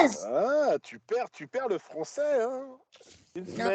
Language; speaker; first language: French; native; French